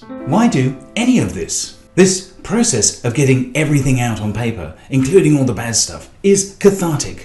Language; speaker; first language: English; native; English